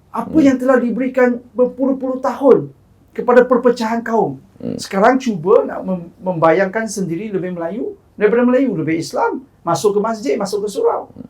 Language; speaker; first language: Malay; non-native, local second language; Chinese